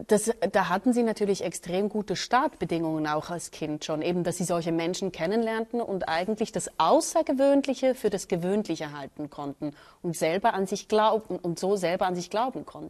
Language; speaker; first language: German; native; German